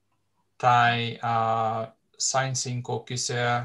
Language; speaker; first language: Finnish; non-native, learner; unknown